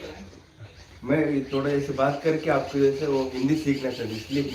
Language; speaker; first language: Hindi; non-native, local second language; Kannada